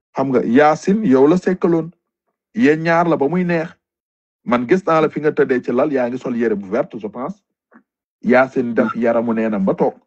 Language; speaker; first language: Wolof; non-native, local second language; Fula